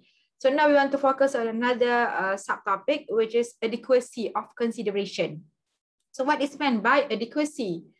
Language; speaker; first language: English; non-native, local second language; Malay